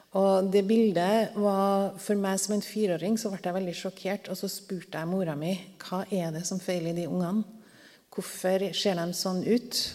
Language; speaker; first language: Norwegian; native; Norwegian